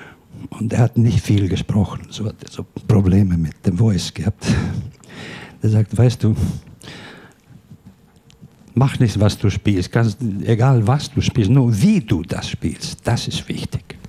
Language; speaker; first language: German; non-native, fluent; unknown